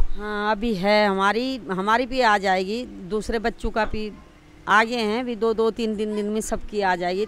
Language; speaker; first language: Urdu; non-native, local second language; Sindhi